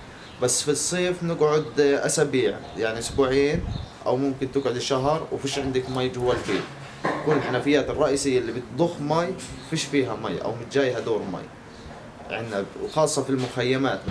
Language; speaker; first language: Arabic; native; Arabic